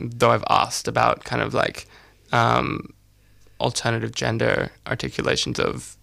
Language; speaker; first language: English; native; English